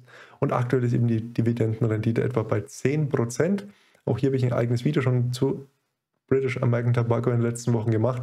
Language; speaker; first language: German; native; German